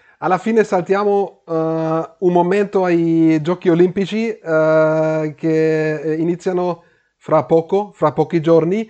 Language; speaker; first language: Italian; non-native, learner; German